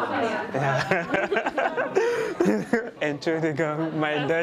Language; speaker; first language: German; non-native, learner; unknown